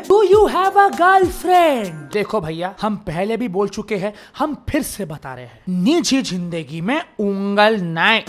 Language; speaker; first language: Hindi; native; Hindi